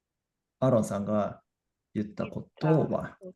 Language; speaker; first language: Japanese; non-native, fluent; English